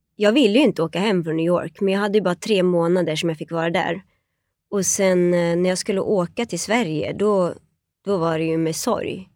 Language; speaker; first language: Swedish; early bilingual, other home language; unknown